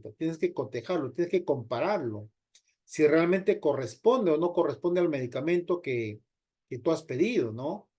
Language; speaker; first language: Spanish; native; Spanish